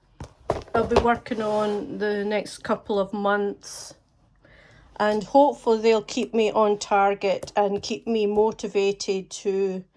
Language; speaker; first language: English; native; English